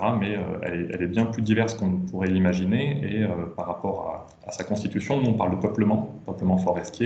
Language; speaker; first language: French; native; French